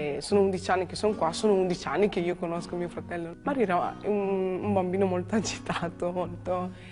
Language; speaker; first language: Italian; early bilingual, other home language; Akan